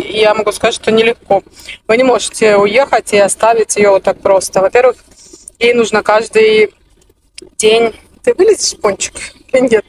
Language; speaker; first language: Russian; native; Russian